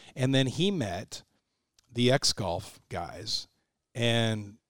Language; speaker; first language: English; native; English